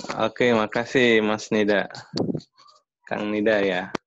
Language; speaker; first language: Indonesian; native; Indonesian